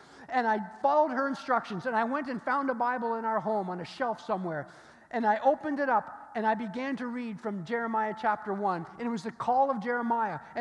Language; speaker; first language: English; native; English